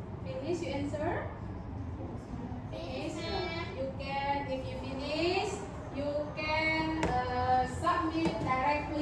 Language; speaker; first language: English; non-native, learner; Indonesian